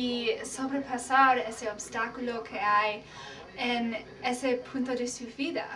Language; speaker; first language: Spanish; non-native, learner; English